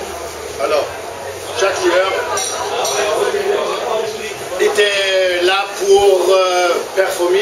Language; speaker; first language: French; non-native, fluent; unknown